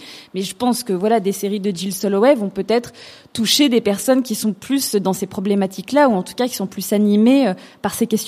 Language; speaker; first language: French; native; French